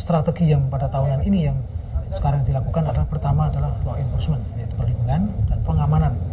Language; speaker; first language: Indonesian; native; Indonesian